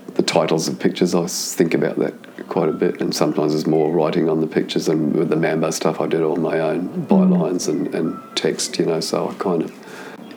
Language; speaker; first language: English; native; English